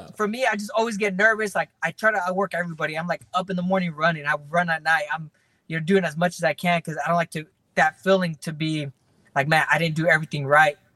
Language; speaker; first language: English; native; English